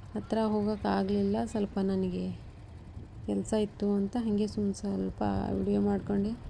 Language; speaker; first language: Kannada; non-native, local second language; Urdu